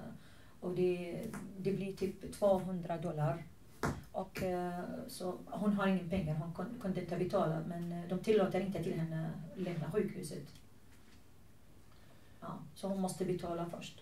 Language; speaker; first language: Swedish; non-native, fluent; Arabic